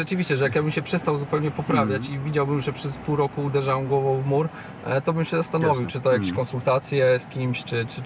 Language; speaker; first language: Polish; native; Polish